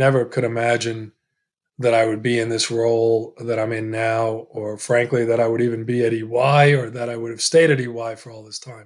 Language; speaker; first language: English; early bilingual, other home language; Italian